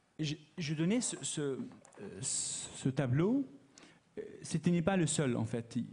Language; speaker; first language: French; non-native, fluent; Arabic